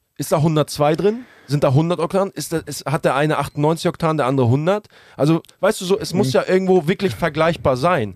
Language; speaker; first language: German; early bilingual, other home language; Russian